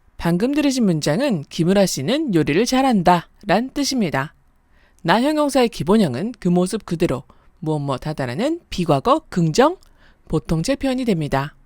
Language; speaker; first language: Korean; native; Korean